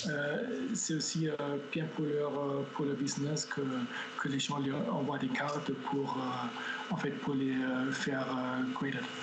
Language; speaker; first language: French; non-native, fluent; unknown